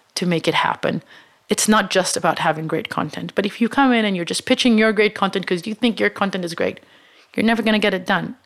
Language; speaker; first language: English; non-native, fluent; Hebrew